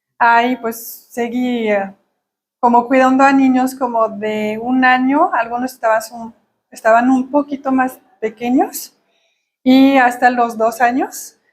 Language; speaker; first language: Spanish; non-native, fluent; French